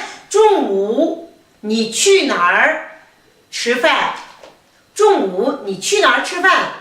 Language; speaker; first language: Chinese; non-native, fluent; Kazakh